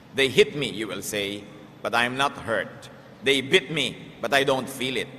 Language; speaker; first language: English; non-native, local second language; Filipino